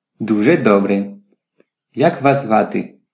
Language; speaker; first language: Ukrainian; non-native, learner; English